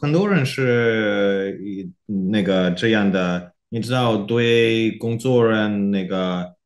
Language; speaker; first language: Chinese; non-native, learner; Korean